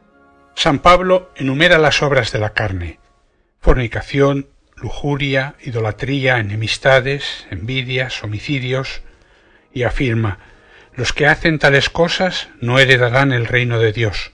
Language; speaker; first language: Spanish; native; Spanish